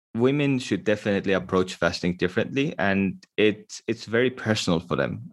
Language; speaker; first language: English; non-native, fluent; Estonian